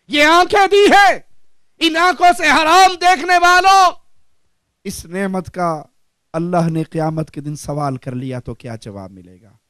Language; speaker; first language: Urdu; non-native, local second language; Punjabi